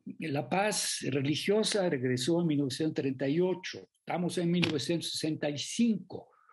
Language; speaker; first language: Spanish; non-native, fluent; French